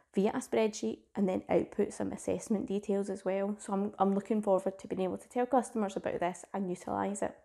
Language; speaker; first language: English; native; English